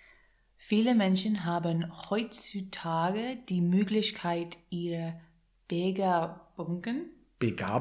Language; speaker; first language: German; non-native, learner; English